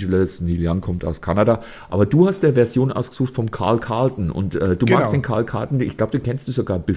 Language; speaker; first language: German; native; German